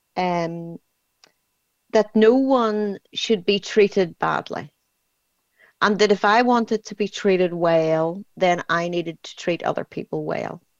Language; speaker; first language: English; native; English